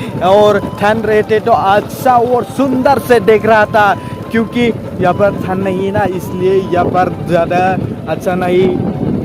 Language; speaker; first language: Hindi; non-native, local second language; Bodo